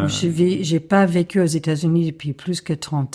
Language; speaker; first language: French; non-native, fluent; English